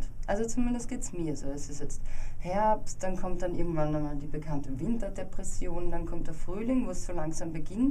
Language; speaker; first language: German; native; German